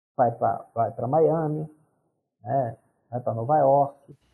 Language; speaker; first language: Portuguese; native; Portuguese